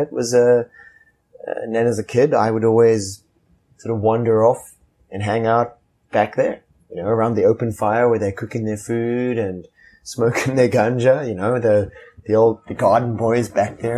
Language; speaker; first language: English; native; English